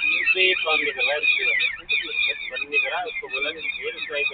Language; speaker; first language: Hindi; native; Hindi